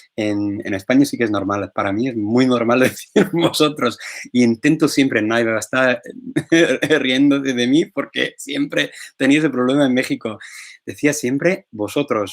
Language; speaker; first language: Spanish; non-native, fluent; English